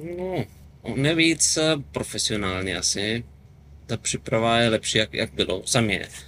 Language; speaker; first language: Czech; non-native, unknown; German